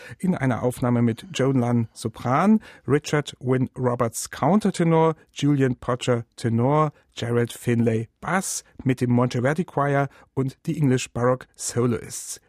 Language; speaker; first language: German; native; German